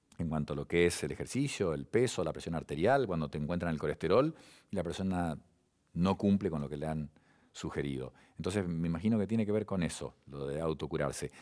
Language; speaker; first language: Spanish; native; Spanish